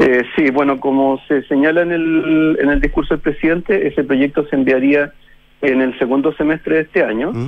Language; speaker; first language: Spanish; native; Spanish